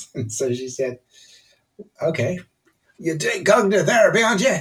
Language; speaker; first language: English; native; English